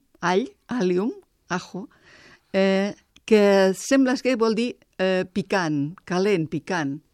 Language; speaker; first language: Catalan; native; Catalan